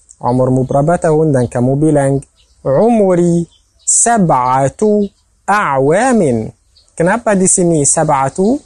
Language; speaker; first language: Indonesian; non-native, fluent; Arabic